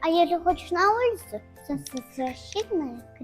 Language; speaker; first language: Russian; non-native, local second language; Tajik